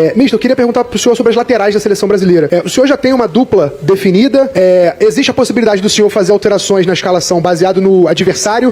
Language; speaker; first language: Portuguese; native; Portuguese